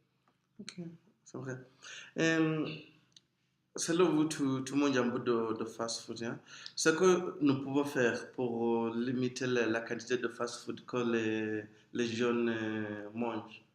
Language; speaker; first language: French; non-native, fluent; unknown